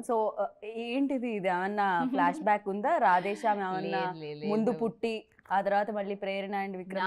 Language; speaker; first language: Telugu; native; Telugu